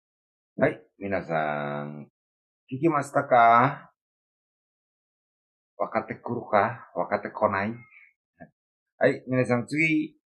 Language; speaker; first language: Japanese; non-native, learner; Indonesian